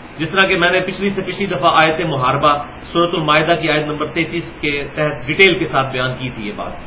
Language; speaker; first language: Urdu; non-native, local second language; Punjabi